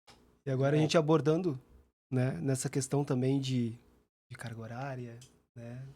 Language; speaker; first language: Portuguese; native; Portuguese